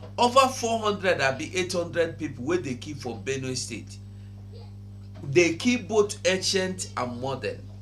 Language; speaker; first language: Nigerian Pidgin; non-native, local second language; Igbo